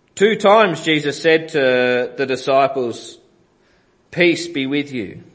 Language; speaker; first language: English; native; English